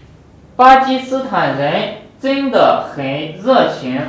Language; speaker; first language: Chinese; non-native, fluent; Urdu